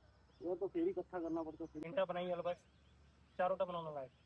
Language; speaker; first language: Hindi; non-native, local second language; Punjabi